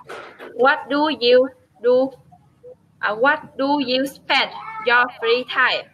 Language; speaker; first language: English; non-native, learner; Vietnamese